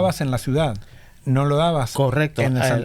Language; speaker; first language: Spanish; native; Spanish